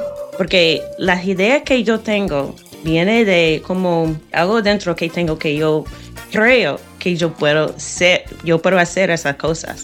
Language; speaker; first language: Spanish; non-native, fluent; English